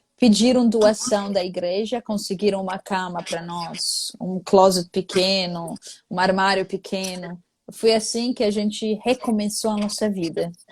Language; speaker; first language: Portuguese; non-native, fluent; Arabic